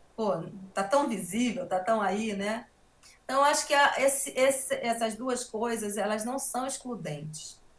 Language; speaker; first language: Portuguese; native; Portuguese